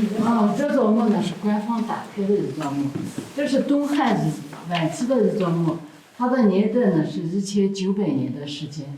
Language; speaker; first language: Chinese; native; Chinese